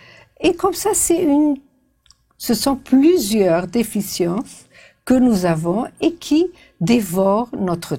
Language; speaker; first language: French; non-native, fluent; Portuguese